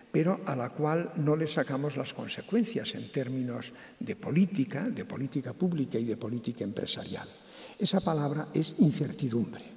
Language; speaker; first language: Spanish; native; Spanish